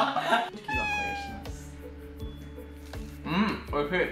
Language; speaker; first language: Japanese; non-native, learner; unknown